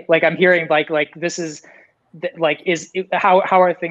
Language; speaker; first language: English; native; English